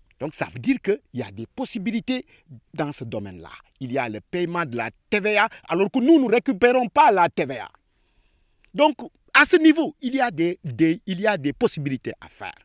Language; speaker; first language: French; non-native, local second language; Wolof